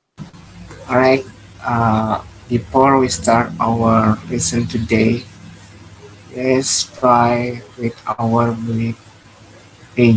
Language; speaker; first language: English; non-native, learner; Indonesian